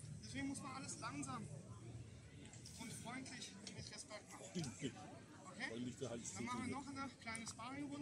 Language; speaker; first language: German; non-native, fluent; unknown